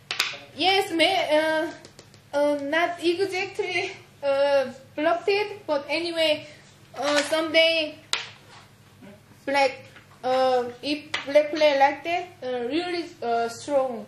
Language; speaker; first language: English; non-native, learner; Korean